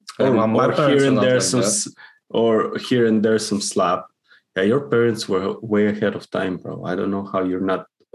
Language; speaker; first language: English; non-native, fluent; Macedonian